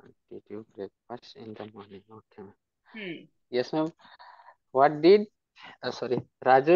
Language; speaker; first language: English; non-native, learner; Hindi